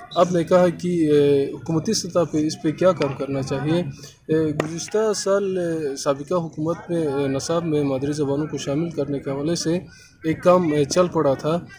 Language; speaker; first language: Urdu; non-native, local second language; Sicilian